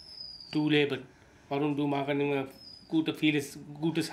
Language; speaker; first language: German; non-native, learner; Sinhala